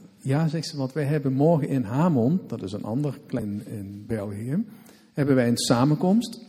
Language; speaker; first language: Dutch; native; Dutch